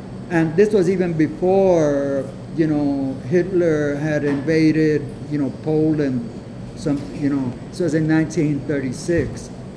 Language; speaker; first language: English; non-native, fluent; Spanish